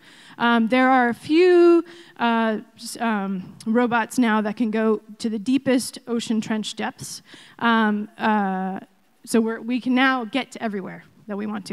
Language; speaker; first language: English; native; English